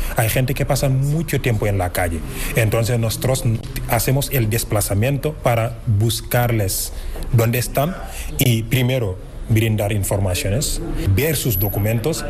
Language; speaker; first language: Spanish; non-native, fluent; Wolof